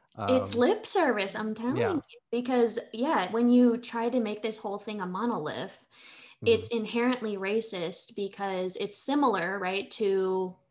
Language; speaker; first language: English; early bilingual, other home language; Vietnamese